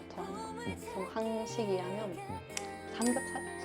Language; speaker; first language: Korean; non-native, learner; Japanese